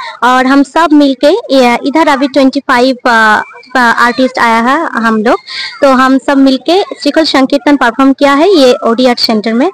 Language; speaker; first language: Hindi; non-native, local second language; Bangla